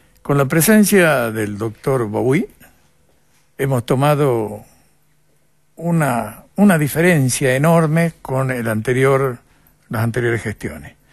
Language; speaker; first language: Spanish; native; Spanish